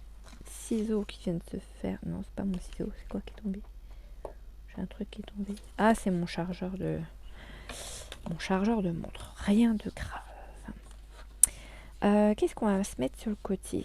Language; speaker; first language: French; native; French